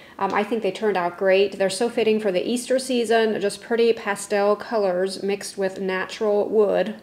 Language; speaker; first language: English; native; English